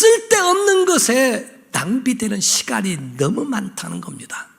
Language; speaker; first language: Korean; native; Korean